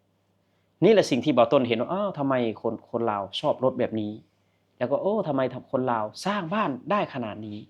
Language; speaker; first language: Thai; non-native, local second language; Northeastern Thai